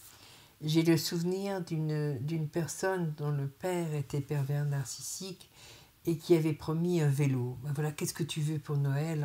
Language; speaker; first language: French; native; French